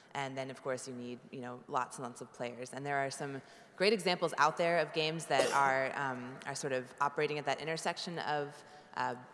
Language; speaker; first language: English; native; English